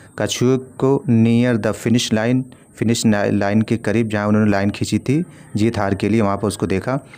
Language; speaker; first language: Hindi; native; Hindi